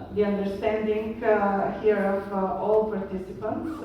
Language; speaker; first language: English; non-native, fluent; Bulgarian